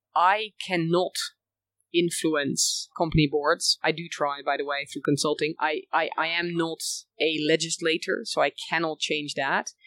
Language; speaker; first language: English; early bilingual, other home language; Dutch